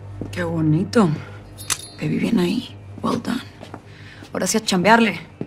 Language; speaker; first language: Spanish; native; Spanish